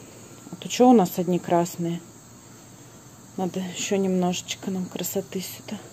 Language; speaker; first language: Russian; native; Russian